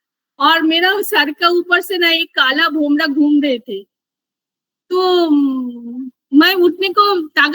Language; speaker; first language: Hindi; non-native, local second language; Bangla